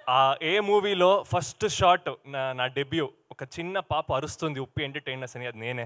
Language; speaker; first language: Telugu; non-native, learner; Kannada